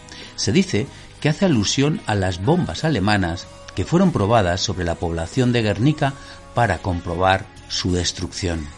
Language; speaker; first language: Spanish; native; Spanish